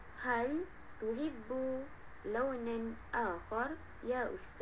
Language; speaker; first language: Arabic; non-native, learner; Malay